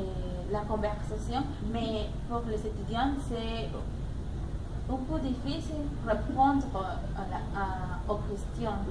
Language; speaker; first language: French; non-native, learner; Spanish